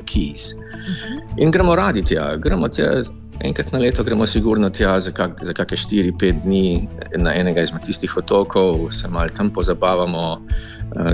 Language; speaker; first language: Slovenian; native; Slovenian